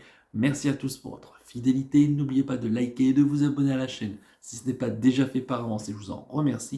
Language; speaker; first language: French; native; French